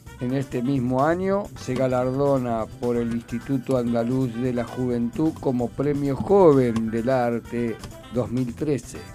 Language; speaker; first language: Spanish; native; Spanish